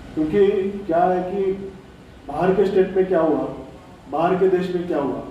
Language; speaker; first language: Hindi; non-native, local second language; Marathi